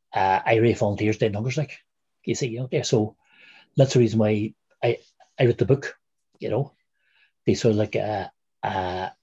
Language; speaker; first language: English; native; English